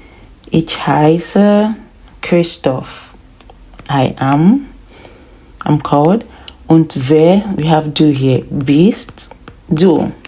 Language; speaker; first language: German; non-native, learner; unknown